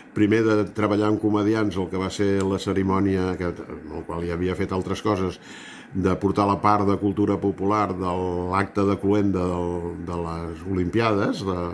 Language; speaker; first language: Catalan; native; Catalan